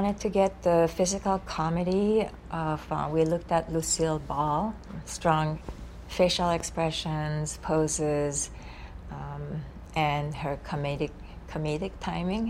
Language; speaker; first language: English; non-native, fluent; Japanese